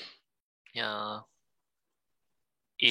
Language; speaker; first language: French; non-native, learner; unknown